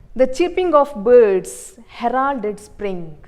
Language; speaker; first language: English; non-native, local second language; Kannada